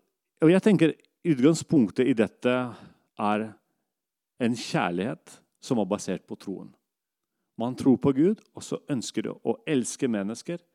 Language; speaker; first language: Norwegian; non-native, fluent; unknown